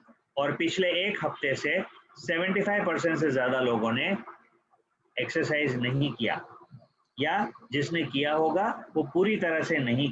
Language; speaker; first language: Hindi; native; Hindi